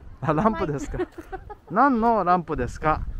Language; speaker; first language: Japanese; non-native, learner; Indonesian